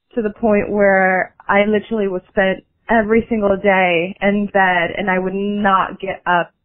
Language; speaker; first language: English; native; English